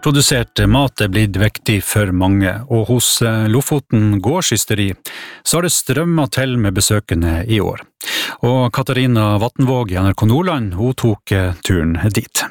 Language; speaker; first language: Norwegian; native; Norwegian